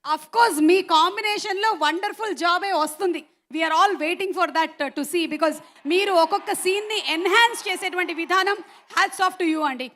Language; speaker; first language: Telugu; native; Telugu